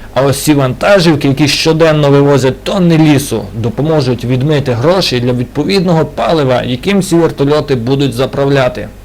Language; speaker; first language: Ukrainian; native; Ukrainian